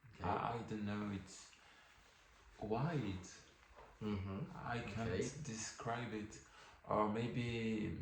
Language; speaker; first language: English; non-native, learner; French